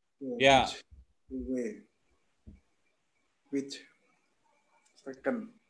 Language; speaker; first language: English; non-native, learner; Indonesian